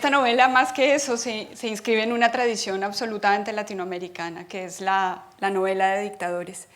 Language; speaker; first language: Spanish; native; Spanish